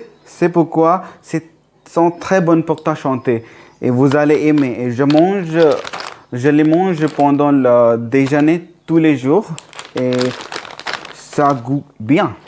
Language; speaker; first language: French; non-native, learner; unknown